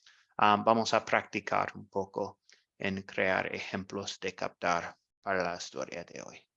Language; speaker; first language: Spanish; non-native, fluent; English